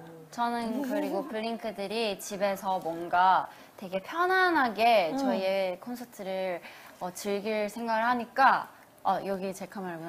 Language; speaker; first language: Korean; early bilingual, heritage; Korean